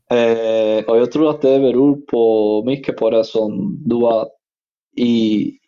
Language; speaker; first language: Swedish; non-native, fluent; Spanish